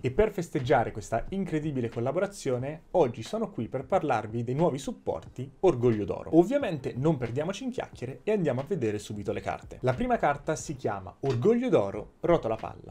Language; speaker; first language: Italian; native; Italian